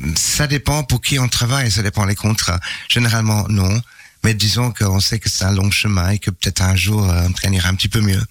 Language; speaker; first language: French; non-native, fluent; English